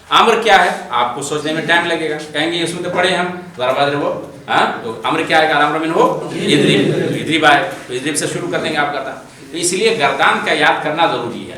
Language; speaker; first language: Urdu; non-native, local second language; Bangla